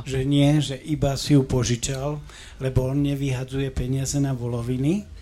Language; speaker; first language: Slovak; native; Slovak